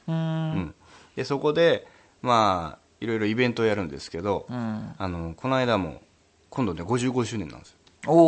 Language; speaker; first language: Japanese; native; Japanese